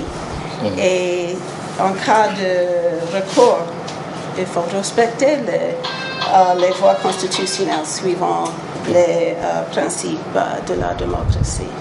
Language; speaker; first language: French; non-native, learner; English